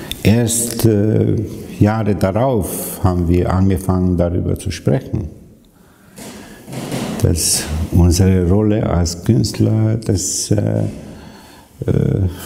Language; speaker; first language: German; non-native, fluent; Hungarian